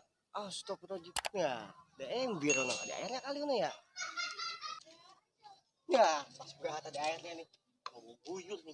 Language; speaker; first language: Indonesian; native; Indonesian